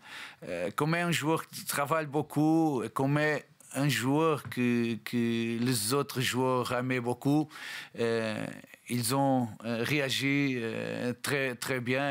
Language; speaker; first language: French; non-native, learner; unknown